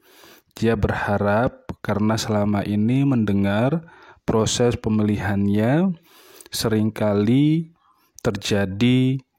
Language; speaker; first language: Indonesian; native; Indonesian